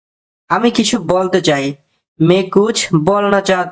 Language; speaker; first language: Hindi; non-native, learner; Bangla